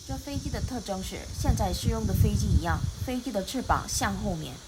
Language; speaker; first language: Chinese; non-native, learner; Korean